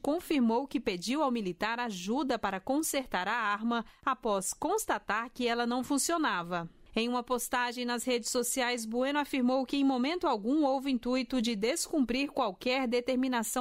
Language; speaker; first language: Portuguese; native; Portuguese